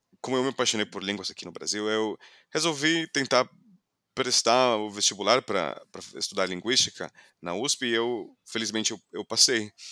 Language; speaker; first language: Portuguese; non-native, fluent; English